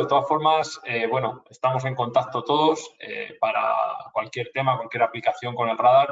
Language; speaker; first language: Spanish; native; Spanish